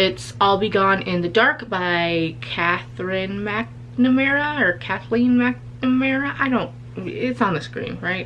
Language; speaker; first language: English; native; English